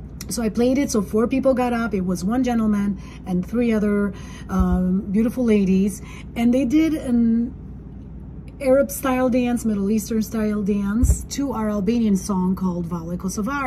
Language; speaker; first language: English; non-native, fluent; Albanian